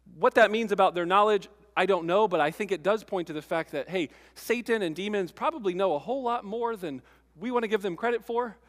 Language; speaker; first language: English; native; English